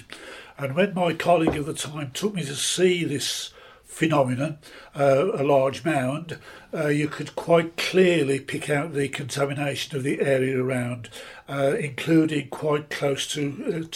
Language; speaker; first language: English; native; English